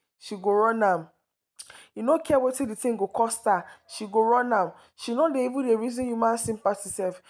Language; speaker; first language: Nigerian Pidgin; non-native, local second language; Yoruba